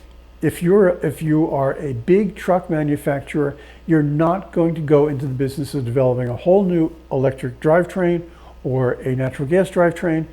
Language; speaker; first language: English; native; English